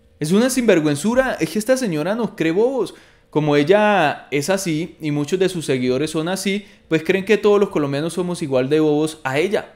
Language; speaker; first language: Spanish; native; Spanish